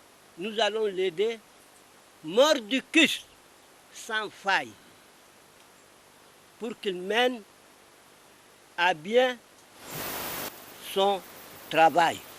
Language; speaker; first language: French; non-native, local second language; Arabic